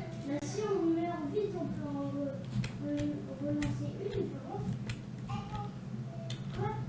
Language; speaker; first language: French; native; French